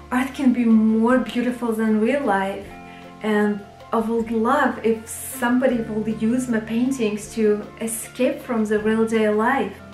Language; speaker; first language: English; non-native, fluent; Russian